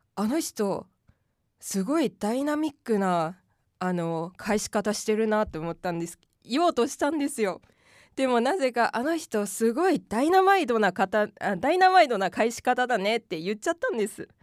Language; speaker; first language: Japanese; non-native, fluent; Korean